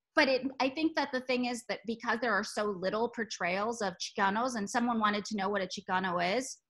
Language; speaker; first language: English; native; English